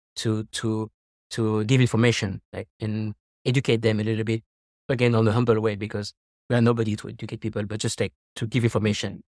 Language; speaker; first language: English; non-native, fluent; French